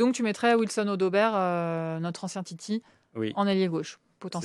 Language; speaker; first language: French; native; French